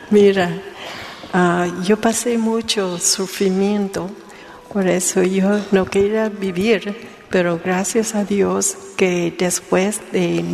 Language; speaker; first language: Spanish; non-native, learner; Vietnamese